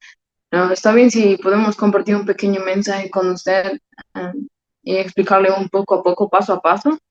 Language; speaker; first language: Spanish; non-native, learner; English